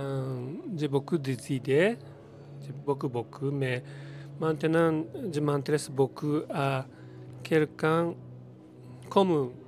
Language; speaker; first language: French; non-native, learner; Japanese